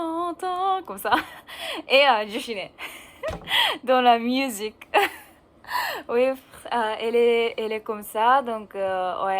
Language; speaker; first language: French; non-native, learner; Japanese